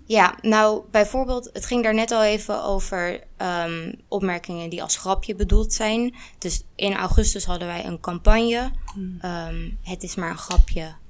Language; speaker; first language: Dutch; early bilingual, other home language; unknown